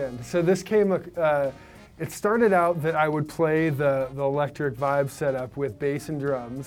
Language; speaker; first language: English; native; English